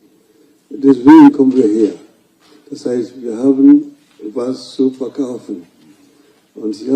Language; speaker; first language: German; non-native, fluent; Luo (Kenya and Tanzania)